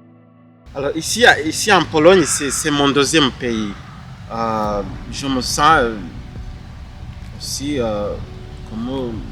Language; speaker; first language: French; non-native, local second language; Kinyarwanda